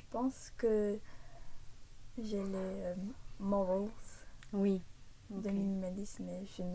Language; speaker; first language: French; early bilingual, heritage; English